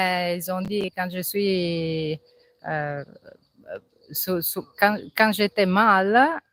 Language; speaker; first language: French; non-native, learner; Italian